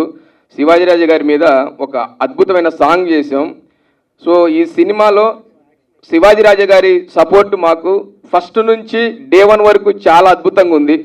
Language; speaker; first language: Telugu; native; Telugu